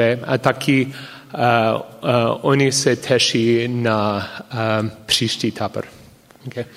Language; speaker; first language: Czech; non-native, learner; English